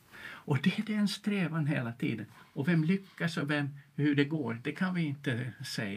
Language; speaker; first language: Swedish; non-native, local second language; Finnish